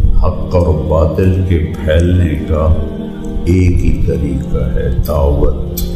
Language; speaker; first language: Urdu; non-native, local second language; Punjabi